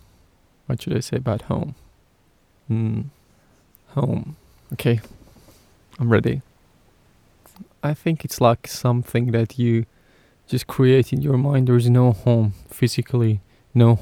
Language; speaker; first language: English; non-native, fluent; Persian